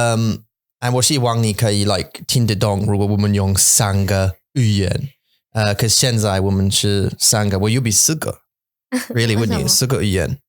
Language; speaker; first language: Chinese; non-native, learner; English